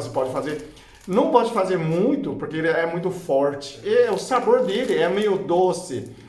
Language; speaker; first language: Portuguese; non-native, fluent; Chinese